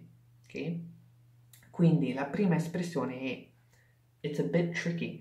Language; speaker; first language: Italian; non-native, fluent; English